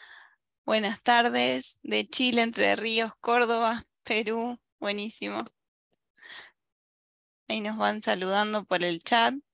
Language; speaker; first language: Spanish; native; Spanish